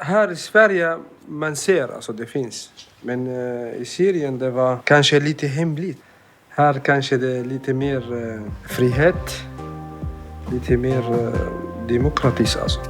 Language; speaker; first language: Swedish; non-native, learner; Arabic